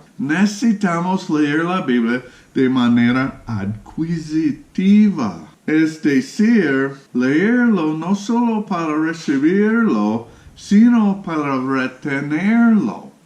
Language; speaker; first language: Spanish; non-native, fluent; English